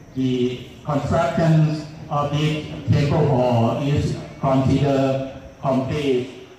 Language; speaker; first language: English; non-native, fluent; Thai